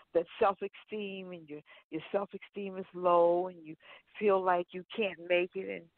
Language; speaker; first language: English; native; English